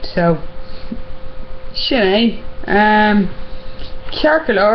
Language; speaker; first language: Irish; non-native, learner; English